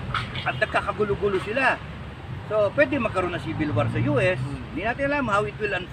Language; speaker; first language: Filipino; native; Filipino